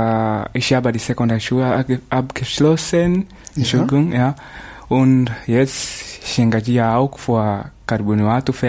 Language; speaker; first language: German; non-native, learner; Swahili